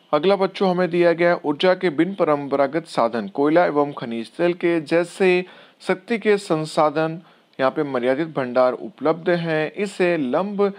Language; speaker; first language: Hindi; non-native, local second language; Gujarati